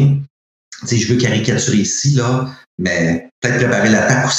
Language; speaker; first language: French; native; French